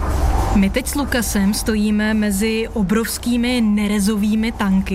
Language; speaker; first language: Czech; native; Czech